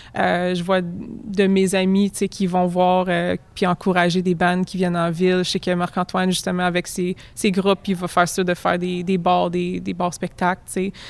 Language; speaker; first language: French; native; French